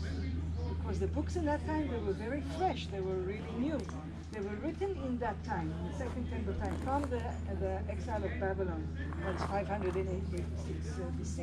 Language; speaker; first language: English; non-native, fluent; Hebrew